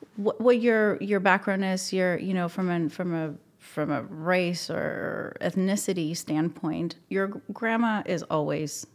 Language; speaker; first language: English; non-native, fluent; Spanish